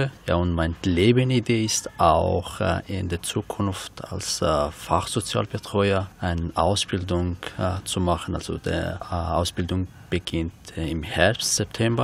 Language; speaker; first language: German; non-native, learner; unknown